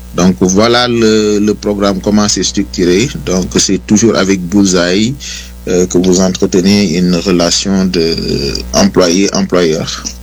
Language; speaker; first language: French; non-native, local second language; Wolof